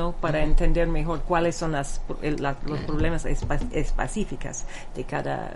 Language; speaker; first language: Spanish; non-native, fluent; English